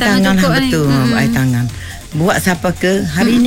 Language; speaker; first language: Malay; native; Malay